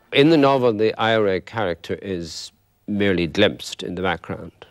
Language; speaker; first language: English; native; English